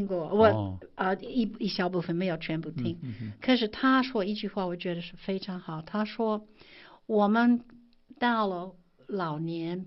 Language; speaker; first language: Chinese; non-native, fluent; English